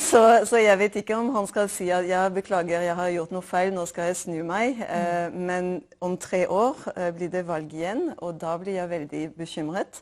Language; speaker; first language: Norwegian; non-native, fluent; French